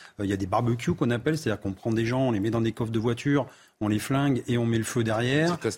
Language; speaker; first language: French; native; French